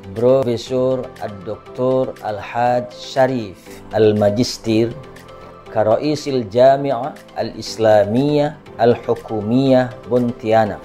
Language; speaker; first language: Arabic; non-native, fluent; Indonesian